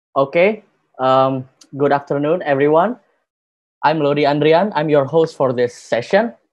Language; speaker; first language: English; non-native, fluent; Indonesian